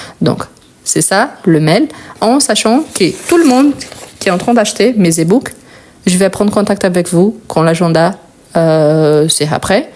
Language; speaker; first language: French; non-native, fluent; Portuguese